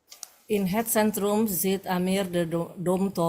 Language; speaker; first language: Dutch; non-native, learner; Indonesian